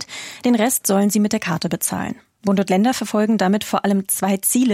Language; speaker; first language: German; native; German